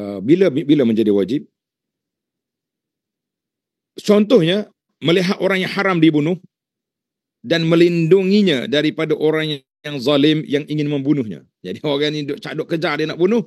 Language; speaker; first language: Malay; native; Malay